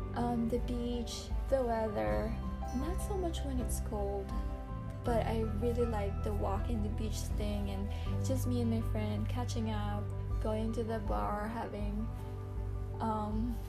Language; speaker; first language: English; non-native, local second language; Bikol